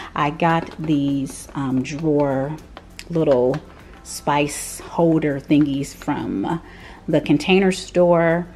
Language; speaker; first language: English; native; English